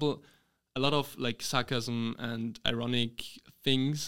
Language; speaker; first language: English; non-native, fluent; German